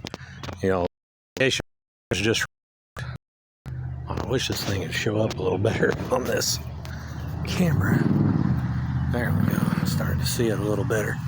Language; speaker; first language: English; native; English